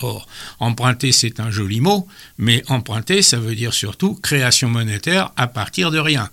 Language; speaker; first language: French; native; French